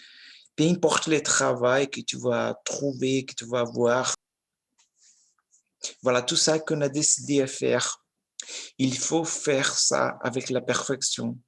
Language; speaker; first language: French; non-native, learner; Portuguese